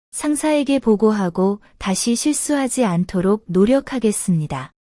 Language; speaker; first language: Korean; non-native, learner; Khmer